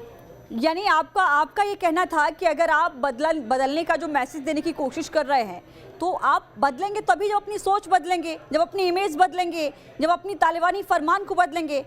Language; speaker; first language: Hindi; native; Hindi